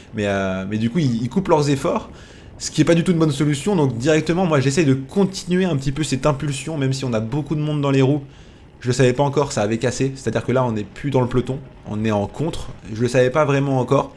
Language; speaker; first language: French; native; French